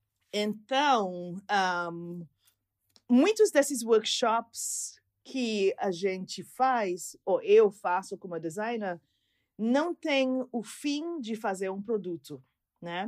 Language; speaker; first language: Portuguese; non-native, fluent; English